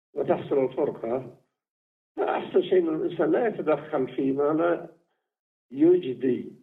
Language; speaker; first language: Arabic; native; Arabic